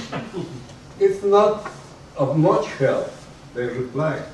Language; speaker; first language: English; non-native, fluent; Spanish